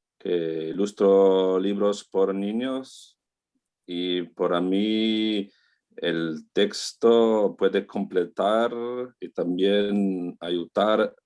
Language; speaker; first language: Spanish; non-native, learner; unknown